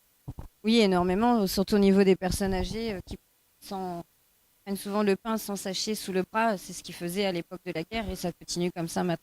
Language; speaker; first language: French; native; French